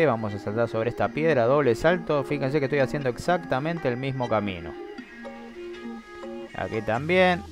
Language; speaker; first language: Spanish; native; Spanish